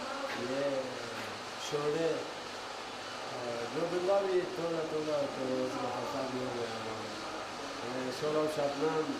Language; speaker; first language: Hindi; non-native, learner; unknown